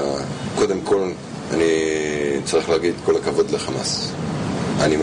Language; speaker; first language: Hebrew; non-native, fluent; Russian